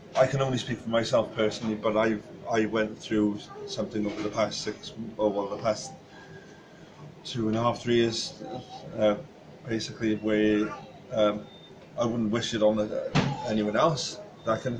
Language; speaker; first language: English; native; English